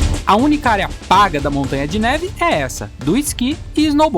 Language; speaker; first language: Portuguese; native; Portuguese